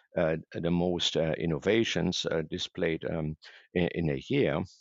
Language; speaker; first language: English; non-native, fluent; German